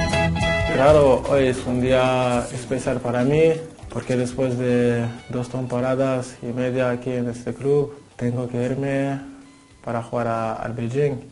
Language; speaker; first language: Spanish; non-native, fluent; French